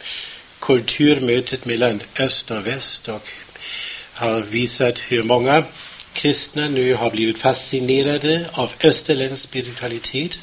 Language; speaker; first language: Swedish; non-native, fluent; German